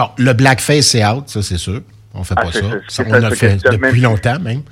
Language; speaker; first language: French; native; French